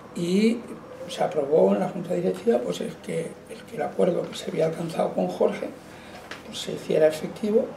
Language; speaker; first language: Spanish; non-native, local second language; Catalan